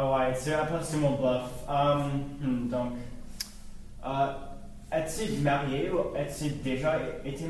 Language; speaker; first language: French; non-native, learner; English